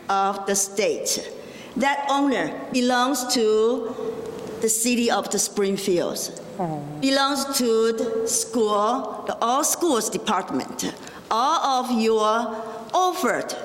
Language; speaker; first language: English; non-native, fluent; Chinese